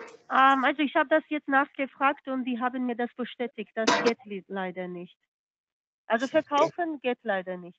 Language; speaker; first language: German; non-native, fluent; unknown